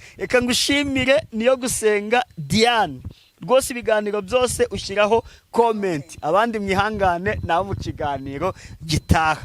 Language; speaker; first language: Kinyarwanda; native; Kinyarwanda